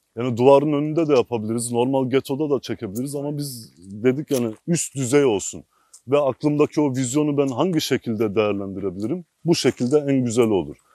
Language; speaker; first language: Turkish; early bilingual, heritage; Turkish